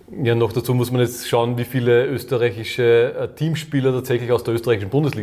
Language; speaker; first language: German; native; German